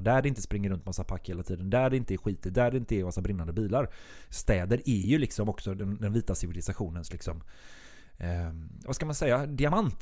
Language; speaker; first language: Swedish; native; Swedish